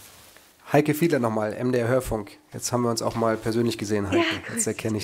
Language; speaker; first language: German; native; German